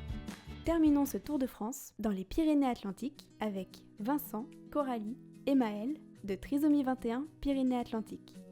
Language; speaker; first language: French; native; French